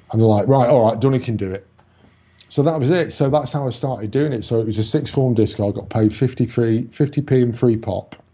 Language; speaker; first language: English; native; English